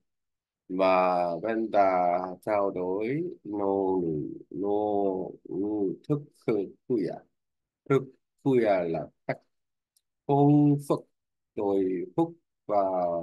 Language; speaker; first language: Vietnamese; non-native, learner; Korean